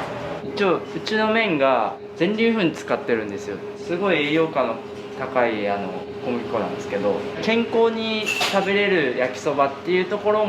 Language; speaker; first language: Japanese; native; Japanese